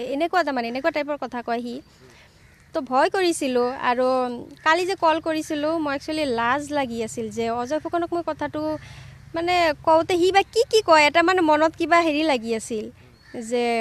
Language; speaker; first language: Assamese; non-native, local second language; Bangla